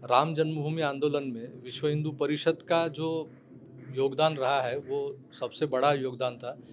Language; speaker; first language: Hindi; non-native, local second language; Marathi